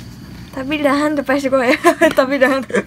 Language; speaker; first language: Portuguese; early bilingual, heritage; Portuguese